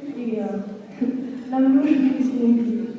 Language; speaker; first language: Russian; non-native, fluent; French